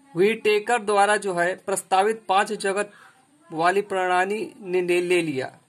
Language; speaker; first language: Hindi; native; Hindi